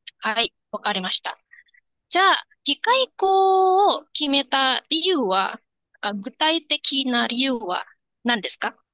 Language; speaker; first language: Japanese; non-native, fluent; Indonesian